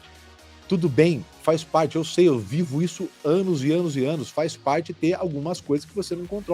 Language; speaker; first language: Portuguese; native; Portuguese